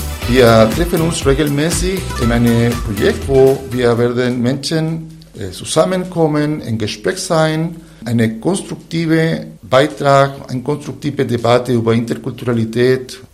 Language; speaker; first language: German; non-native, fluent; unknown